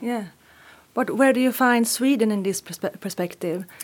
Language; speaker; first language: English; non-native, fluent; Swedish